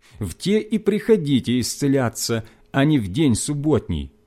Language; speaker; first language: Russian; native; Russian